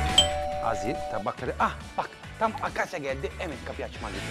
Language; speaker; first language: Turkish; non-native, learner; Italian